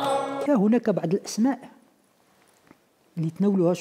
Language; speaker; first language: Arabic; native; Arabic